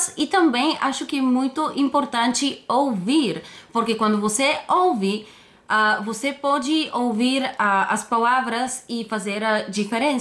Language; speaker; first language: Portuguese; non-native, fluent; Bulgarian